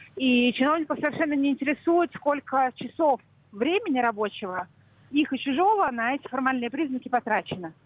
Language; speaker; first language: Russian; native; Russian